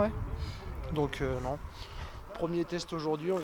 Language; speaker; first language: French; native; French